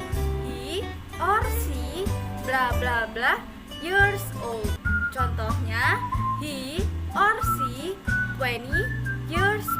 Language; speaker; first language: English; non-native, learner; Indonesian